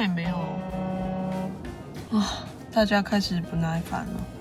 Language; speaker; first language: Chinese; native; Chinese